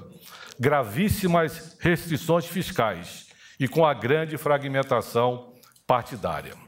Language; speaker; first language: Portuguese; native; Portuguese